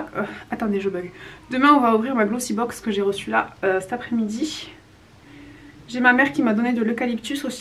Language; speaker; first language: French; native; French